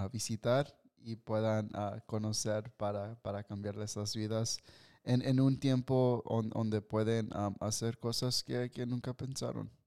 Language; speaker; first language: Spanish; early bilingual, heritage; Spanish